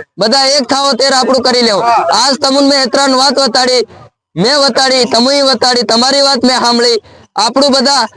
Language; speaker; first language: Gujarati; non-native, local second language; Bhili